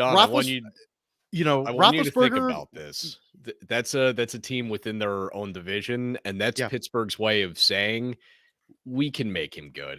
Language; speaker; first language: English; native; English